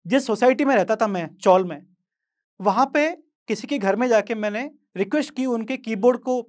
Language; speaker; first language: Hindi; non-native, local second language; Odia